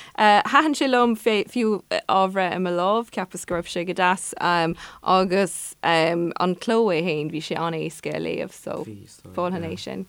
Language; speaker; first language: Irish; native; Irish